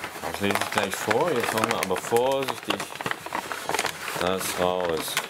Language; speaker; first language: German; native; German